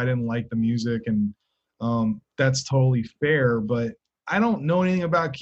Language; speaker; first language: English; native; English